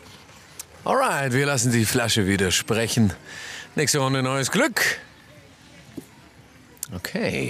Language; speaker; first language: German; native; German